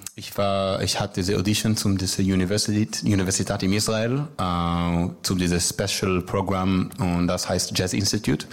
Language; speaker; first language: German; non-native, learner; Hebrew